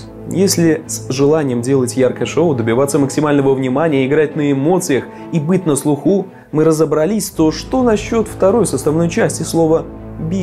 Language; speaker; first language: Russian; native; Russian